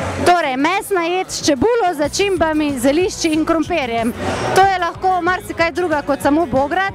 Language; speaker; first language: Slovenian; native; Slovenian